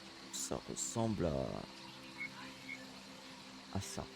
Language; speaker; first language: French; native; French